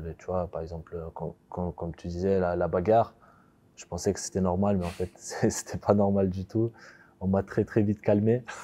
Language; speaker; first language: French; early bilingual, other home language; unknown